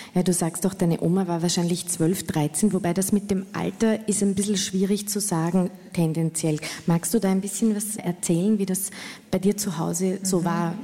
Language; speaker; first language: German; native; German